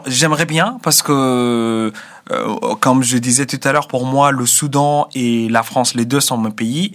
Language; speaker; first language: French; non-native, fluent; Arabic